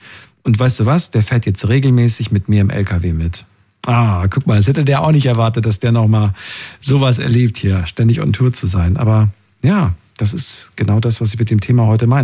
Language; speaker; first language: German; native; German